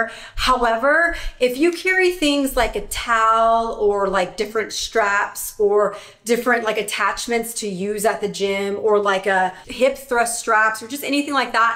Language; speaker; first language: English; native; English